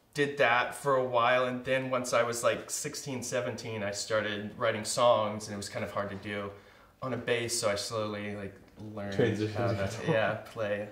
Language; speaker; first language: English; native; English